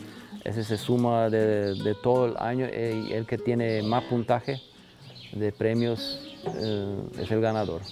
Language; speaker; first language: Spanish; non-native, local second language; German